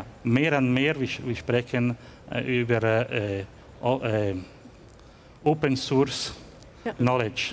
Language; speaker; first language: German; non-native, learner; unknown